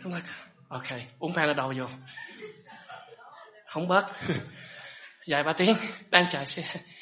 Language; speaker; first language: Vietnamese; early bilingual, heritage; Vietnamese